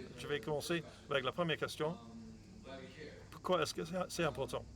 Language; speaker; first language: French; non-native, fluent; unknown